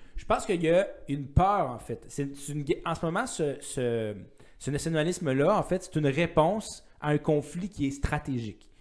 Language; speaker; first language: French; native; French